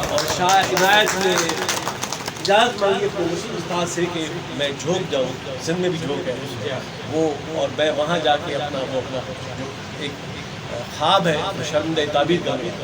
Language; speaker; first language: Urdu; non-native, local second language; Sindhi